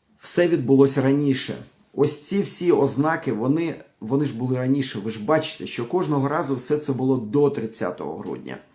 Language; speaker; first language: Ukrainian; non-native, local second language; Russian